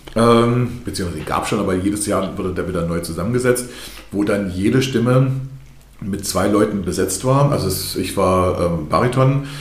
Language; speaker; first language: German; early bilingual, other home language; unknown